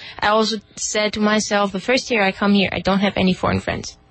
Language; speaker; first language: English; non-native, fluent; German